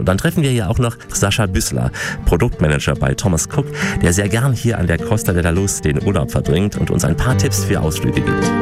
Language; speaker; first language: German; native; German